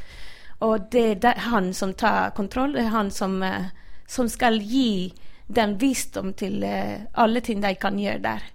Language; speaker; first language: Norwegian; non-native, fluent; Spanish